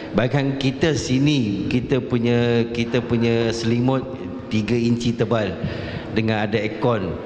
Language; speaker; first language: Malay; non-native, local second language; Chinese